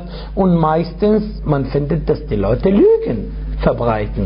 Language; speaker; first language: German; non-native, fluent; Arabic